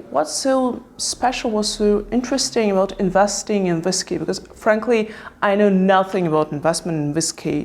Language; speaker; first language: English; non-native, fluent; Russian